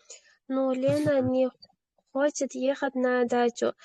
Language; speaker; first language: Russian; non-native, learner; Uzbek